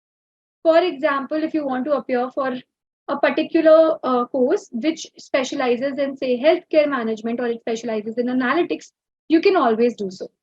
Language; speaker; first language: English; non-native, local second language; Hindi